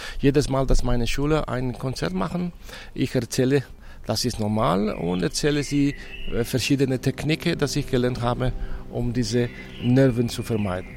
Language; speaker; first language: German; non-native, fluent; Spanish